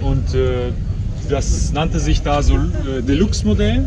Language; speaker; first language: German; native; German